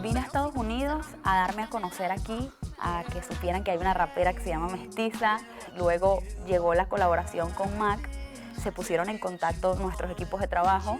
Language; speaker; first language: Spanish; native; Spanish